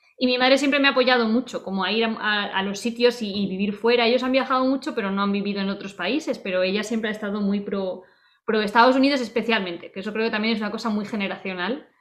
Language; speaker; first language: Spanish; native; Spanish